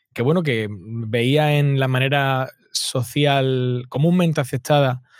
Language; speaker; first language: Spanish; native; Spanish